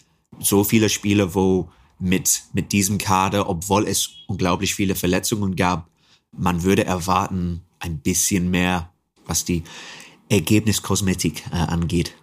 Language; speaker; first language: German; non-native, fluent; English